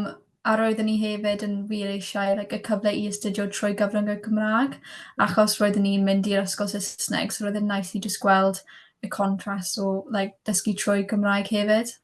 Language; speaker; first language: Welsh; non-native, local second language; English